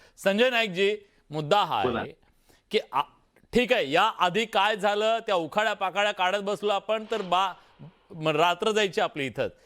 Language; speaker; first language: Marathi; native; Marathi